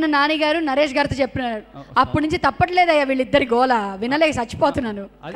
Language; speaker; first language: Telugu; native; Telugu